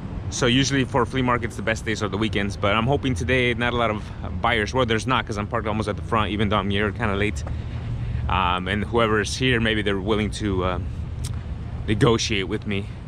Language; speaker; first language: English; early bilingual, other home language; Spanish